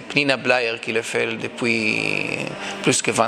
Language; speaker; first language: French; non-native, fluent; Hebrew